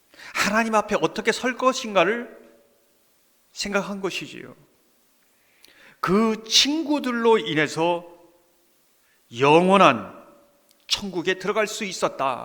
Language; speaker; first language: Korean; native; Korean